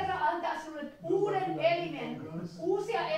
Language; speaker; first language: Finnish; native; Finnish